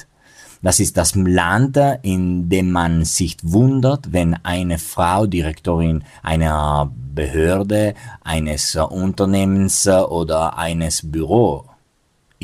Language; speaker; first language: German; non-native, local second language; Italian